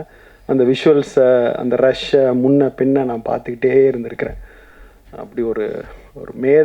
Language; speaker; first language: Tamil; native; Tamil